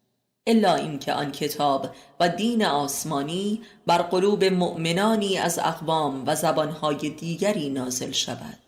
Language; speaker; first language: Persian; native; Persian